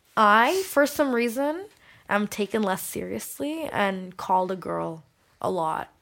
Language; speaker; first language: English; early bilingual, other home language; Bangla